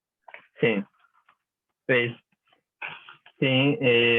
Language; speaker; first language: Portuguese; non-native, fluent; Japanese